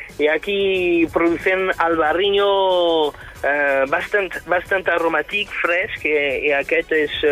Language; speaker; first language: Catalan; non-native, fluent; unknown